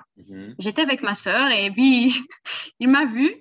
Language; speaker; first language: French; early bilingual, heritage; Portuguese